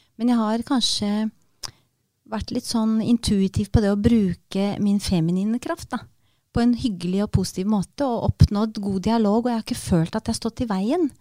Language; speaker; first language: Norwegian; early bilingual, other home language; Romanian